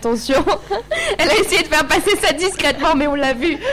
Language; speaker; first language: French; native; French